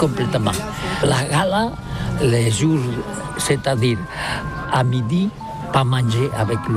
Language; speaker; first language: French; non-native, learner; Catalan